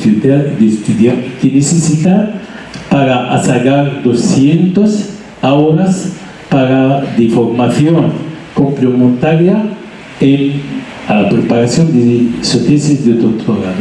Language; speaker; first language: Spanish; non-native, learner; Arabic